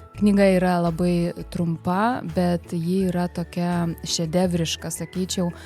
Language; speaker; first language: Lithuanian; native; Lithuanian